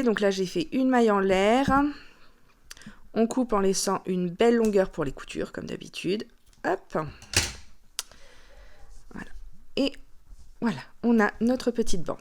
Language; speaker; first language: French; native; French